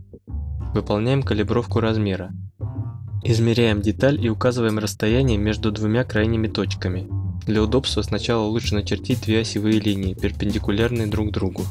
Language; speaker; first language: Russian; native; Russian